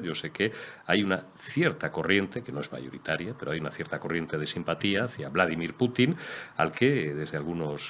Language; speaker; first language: Spanish; native; Spanish